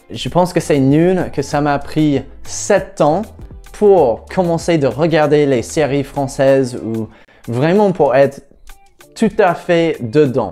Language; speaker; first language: French; non-native, fluent; English